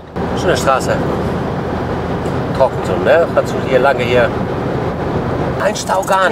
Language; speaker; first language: German; non-native, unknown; Polish